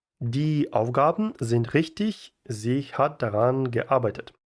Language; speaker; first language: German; non-native, fluent; Ukrainian